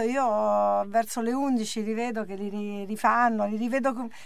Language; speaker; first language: Italian; native; Italian